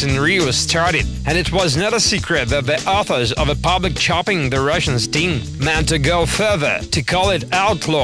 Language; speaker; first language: English; non-native, fluent; Russian